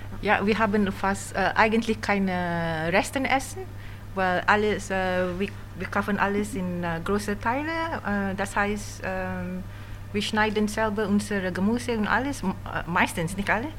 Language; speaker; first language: German; non-native, learner; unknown